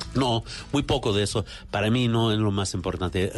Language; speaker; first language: Spanish; non-native, fluent; English